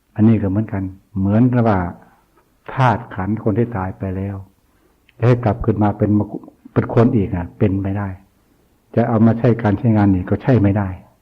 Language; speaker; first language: Thai; non-native, local second language; Northeastern Thai